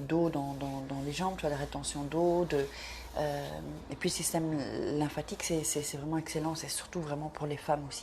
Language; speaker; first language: French; native; French